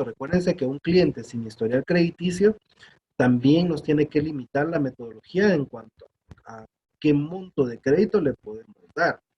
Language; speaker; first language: Spanish; native; Spanish